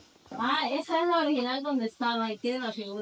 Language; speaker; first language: Spanish; native; Spanish